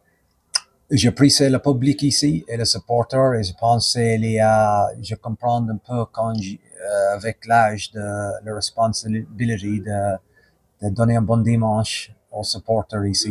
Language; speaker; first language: French; non-native, fluent; English